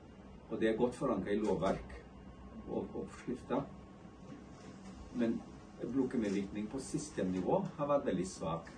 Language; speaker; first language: Norwegian; non-native, fluent; English